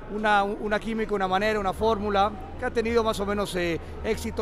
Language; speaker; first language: Spanish; native; Spanish